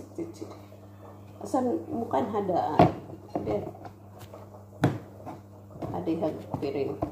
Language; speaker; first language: Arabic; non-native, learner; Filipino